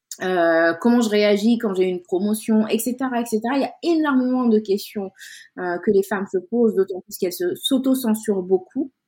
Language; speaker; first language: French; non-native, local second language; Wolof